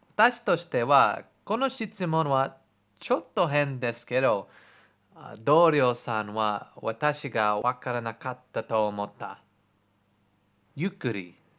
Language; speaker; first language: Japanese; non-native, learner; English